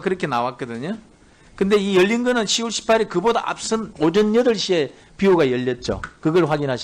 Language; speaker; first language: Korean; native; Korean